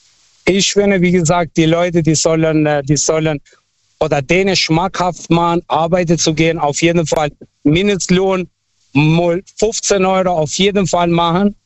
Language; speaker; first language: German; non-native, fluent; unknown